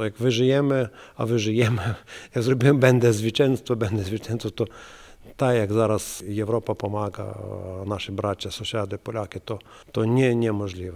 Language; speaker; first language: Polish; non-native, learner; Ukrainian